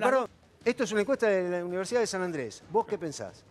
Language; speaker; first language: Spanish; native; Spanish